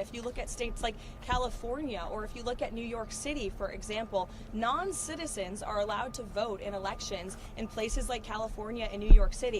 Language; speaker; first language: English; native; English